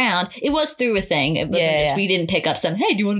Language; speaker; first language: English; native; English